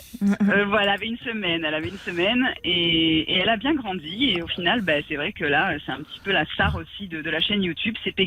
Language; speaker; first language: French; native; French